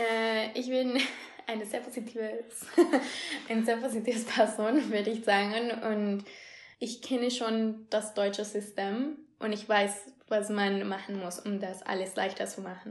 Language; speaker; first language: German; non-native, fluent; Spanish